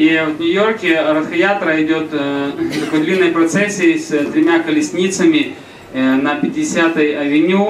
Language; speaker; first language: Russian; native; Russian